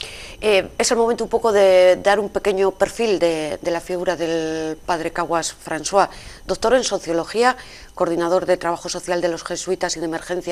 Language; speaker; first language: Spanish; native; Spanish